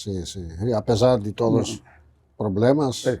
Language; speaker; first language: Portuguese; non-native, fluent; Greek